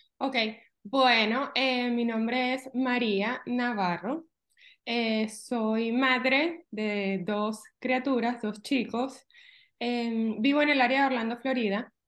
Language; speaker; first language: Spanish; native; Spanish